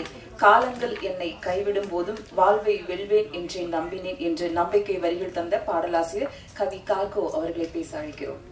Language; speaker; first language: Tamil; native; Tamil